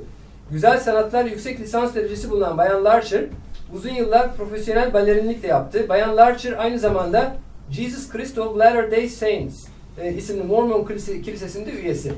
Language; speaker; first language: Turkish; native; Turkish